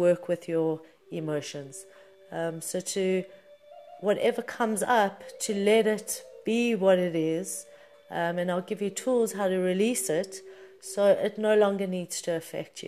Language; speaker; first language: English; native; English